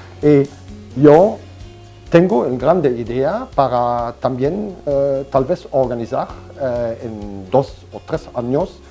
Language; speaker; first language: Spanish; non-native, learner; German